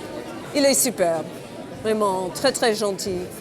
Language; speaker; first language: French; non-native, fluent; English